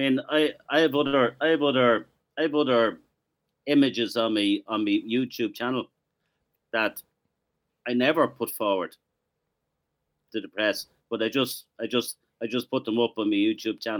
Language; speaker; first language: English; native; English